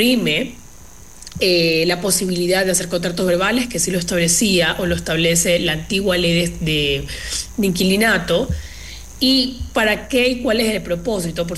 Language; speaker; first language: Spanish; native; Spanish